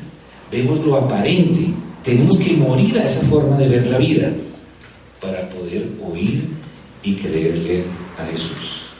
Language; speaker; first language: Spanish; native; Spanish